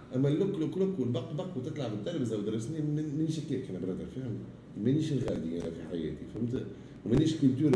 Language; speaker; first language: Arabic; native; Arabic